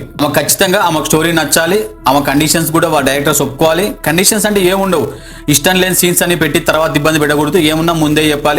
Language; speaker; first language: Telugu; native; Telugu